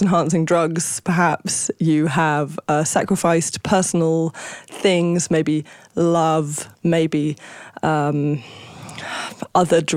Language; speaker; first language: English; native; English